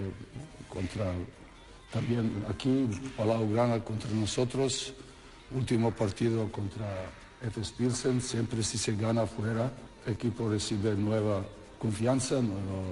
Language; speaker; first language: Spanish; non-native, fluent; Serbian